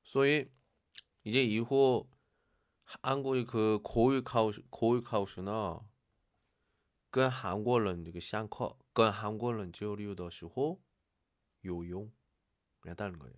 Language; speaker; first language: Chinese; non-native, learner; Korean